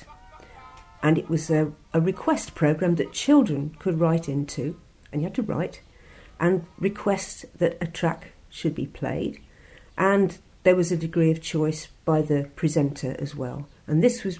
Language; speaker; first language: English; native; English